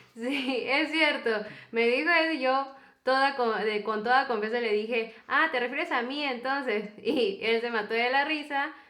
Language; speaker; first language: Spanish; native; Spanish